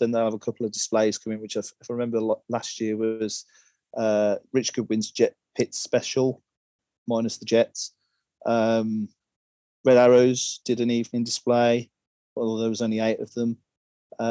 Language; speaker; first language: English; native; English